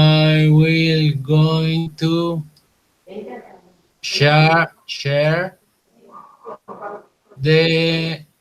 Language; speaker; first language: English; non-native, learner; Spanish